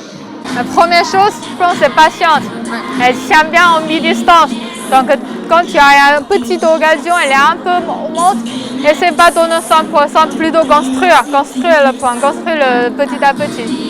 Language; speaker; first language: French; non-native, learner; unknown